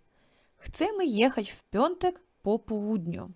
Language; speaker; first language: Polish; non-native, learner; Russian